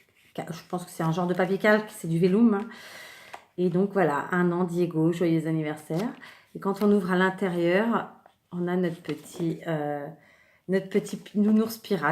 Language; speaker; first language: French; native; French